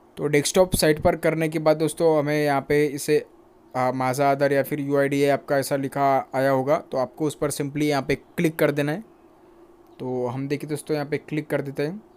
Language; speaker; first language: Hindi; non-native, local second language; Marathi